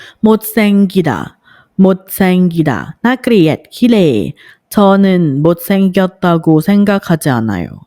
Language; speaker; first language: Korean; non-native, fluent; Thai